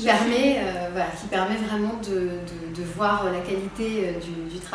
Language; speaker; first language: French; native; French